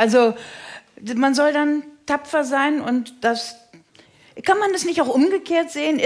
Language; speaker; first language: German; native; German